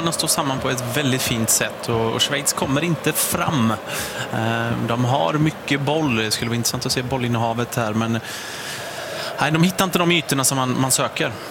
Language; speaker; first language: Swedish; native; Swedish